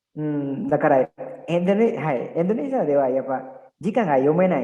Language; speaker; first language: Japanese; non-native, learner; Indonesian